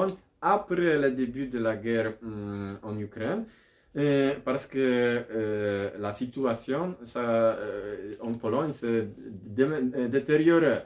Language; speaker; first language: French; non-native, learner; Polish